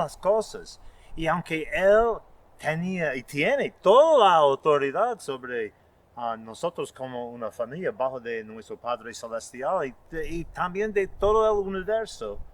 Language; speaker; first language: Spanish; non-native, fluent; English